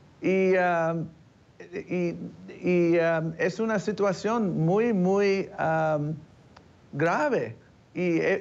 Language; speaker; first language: Spanish; early bilingual, heritage; English